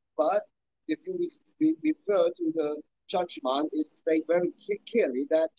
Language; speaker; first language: English; non-native, local second language; Cantonese